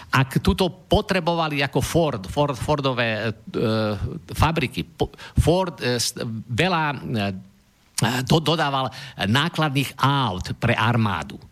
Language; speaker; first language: Slovak; native; Slovak